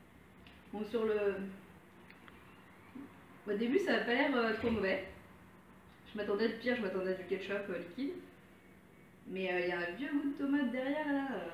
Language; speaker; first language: French; native; French